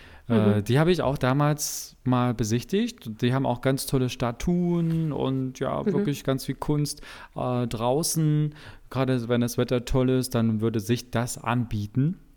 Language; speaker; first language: German; native; German